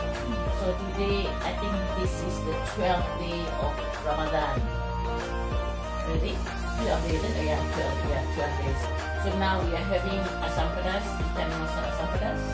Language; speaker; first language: English; non-native, local second language; Malay